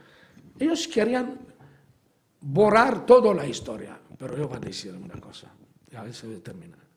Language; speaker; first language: Spanish; non-native, fluent; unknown